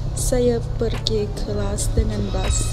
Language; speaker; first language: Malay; non-native, learner; Thai